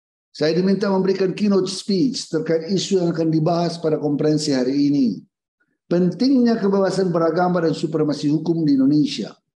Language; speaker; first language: Indonesian; native; Indonesian